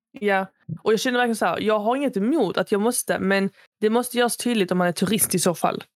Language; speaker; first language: Swedish; early bilingual, other home language; Arabic